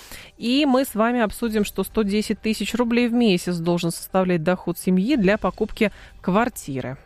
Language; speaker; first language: Russian; native; Russian